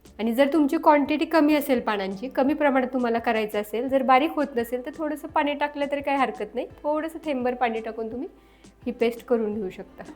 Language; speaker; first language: Marathi; native; Marathi